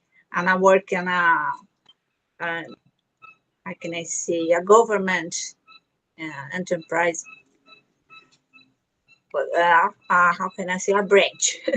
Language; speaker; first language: English; non-native, learner; Portuguese